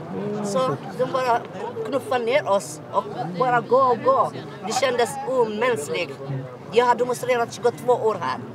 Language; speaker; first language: Swedish; non-native, fluent; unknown